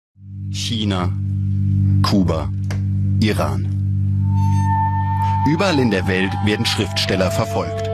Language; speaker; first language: German; native; German